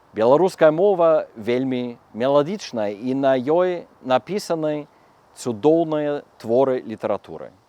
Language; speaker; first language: Belarusian; non-native, learner; German